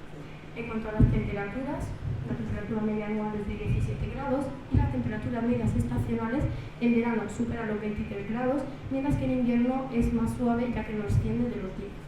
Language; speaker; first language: Spanish; early bilingual, other home language; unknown